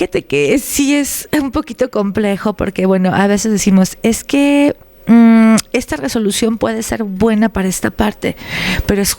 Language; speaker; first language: Spanish; native; Spanish